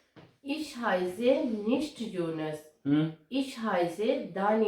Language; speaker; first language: German; non-native, learner; Urdu